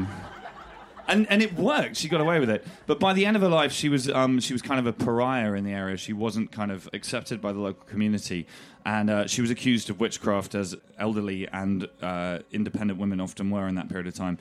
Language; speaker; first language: English; native; English